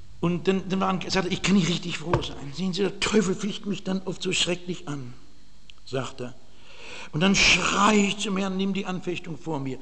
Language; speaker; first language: German; native; German